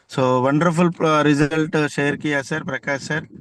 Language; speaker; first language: Hindi; non-native, local second language; Telugu